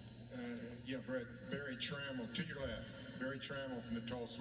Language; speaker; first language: English; native; English